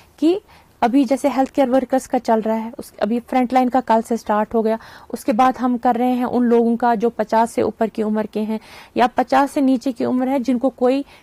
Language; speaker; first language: Hindi; non-native, local second language; Kashmiri